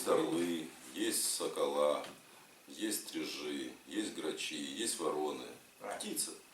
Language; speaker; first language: Russian; native; Russian